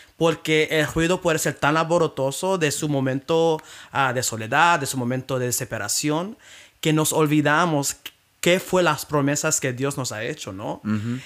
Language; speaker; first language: Spanish; early bilingual, heritage; Spanish